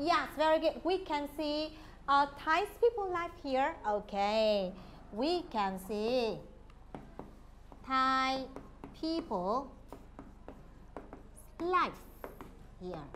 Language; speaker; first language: English; non-native, fluent; Vietnamese